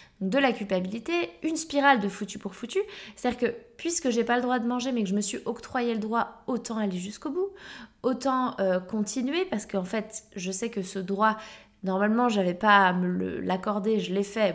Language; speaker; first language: French; native; French